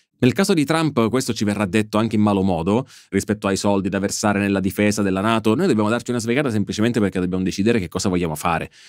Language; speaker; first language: Italian; native; Italian